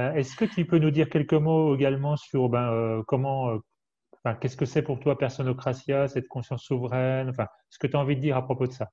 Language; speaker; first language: French; native; French